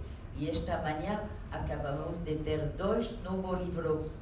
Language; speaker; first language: Portuguese; non-native, learner; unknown